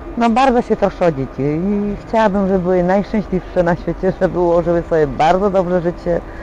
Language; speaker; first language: Polish; native; Polish